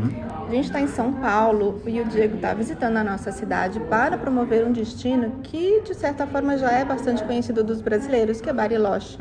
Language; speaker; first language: Portuguese; native; Portuguese